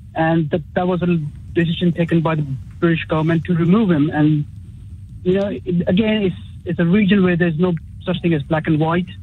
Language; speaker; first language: English; early bilingual, other home language; Urdu